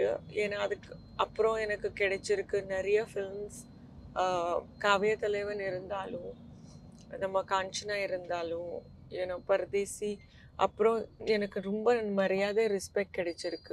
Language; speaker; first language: Tamil; non-native, fluent; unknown